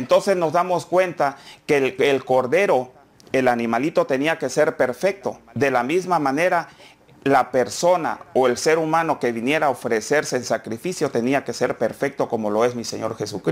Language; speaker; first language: Spanish; native; Spanish